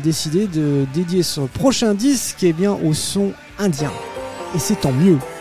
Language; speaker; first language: French; native; French